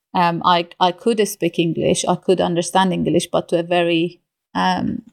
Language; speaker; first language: English; non-native, fluent; Persian